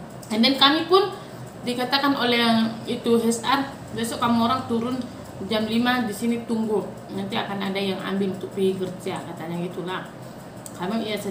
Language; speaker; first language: Malay; non-native, fluent; Batak Toba